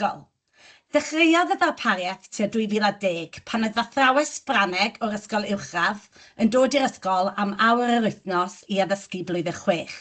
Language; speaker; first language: Welsh; native; Welsh